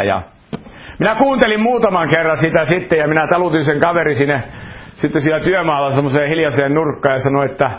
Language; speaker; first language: Finnish; native; Finnish